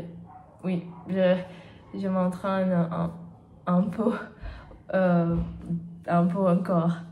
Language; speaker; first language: French; non-native, learner; Portuguese